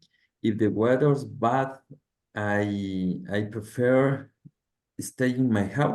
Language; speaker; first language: English; non-native, learner; Spanish